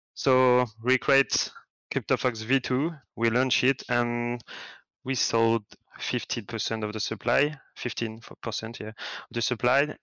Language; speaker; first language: English; non-native, fluent; French